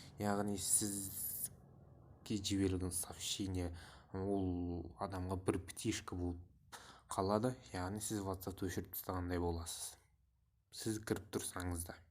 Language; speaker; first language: Kazakh; non-native, local second language; Russian